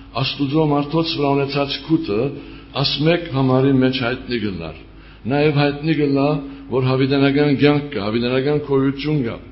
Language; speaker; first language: Armenian; early bilingual, heritage; Armenian